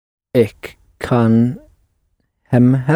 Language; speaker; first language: Dutch; non-native, learner; English